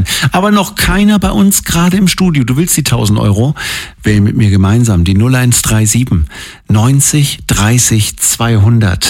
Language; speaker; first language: German; native; German